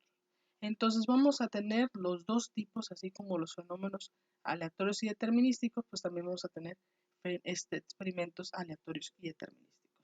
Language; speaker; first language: Spanish; native; Spanish